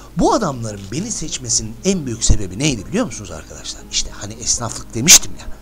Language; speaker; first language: Turkish; native; Turkish